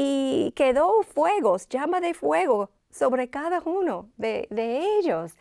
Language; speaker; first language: Spanish; non-native, fluent; English